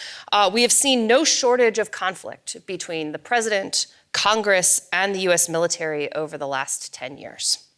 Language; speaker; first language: English; native; English